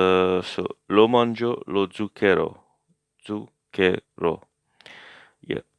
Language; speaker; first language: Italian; non-native, learner; English